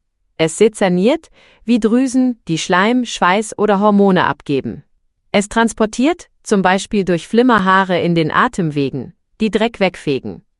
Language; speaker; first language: German; native; German